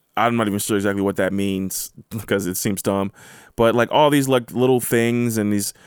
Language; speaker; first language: English; native; English